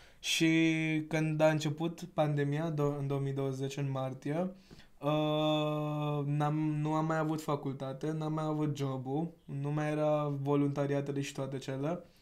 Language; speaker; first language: Romanian; non-native, fluent; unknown